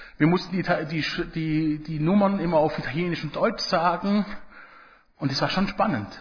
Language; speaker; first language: German; early bilingual, other home language; Italian